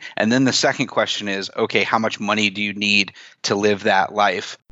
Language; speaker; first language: English; native; English